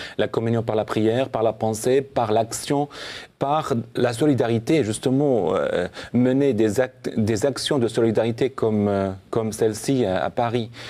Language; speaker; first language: French; non-native, fluent; Assyrian Neo-Aramaic